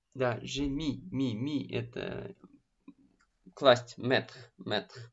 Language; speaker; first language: Russian; native; Russian